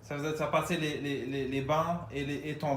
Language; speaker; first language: French; native; French